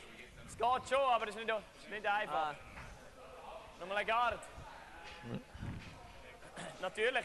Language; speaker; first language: German; native; German